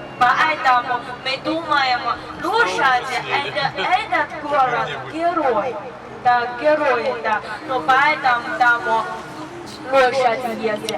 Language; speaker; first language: Russian; non-native, learner; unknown